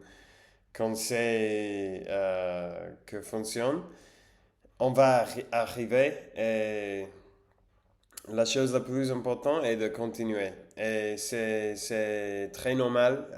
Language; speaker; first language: French; non-native, learner; English